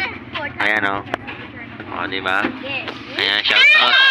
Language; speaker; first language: Filipino; native; Filipino